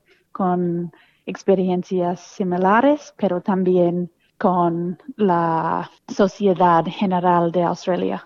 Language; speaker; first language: Spanish; non-native, fluent; English